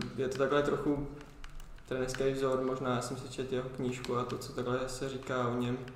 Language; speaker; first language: Czech; early bilingual, heritage; Czech